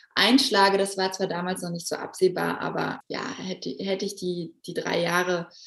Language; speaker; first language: German; native; German